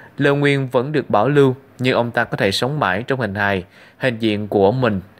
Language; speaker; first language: Vietnamese; native; Vietnamese